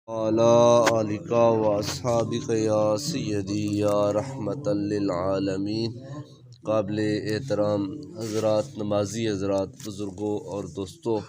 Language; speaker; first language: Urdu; native; Urdu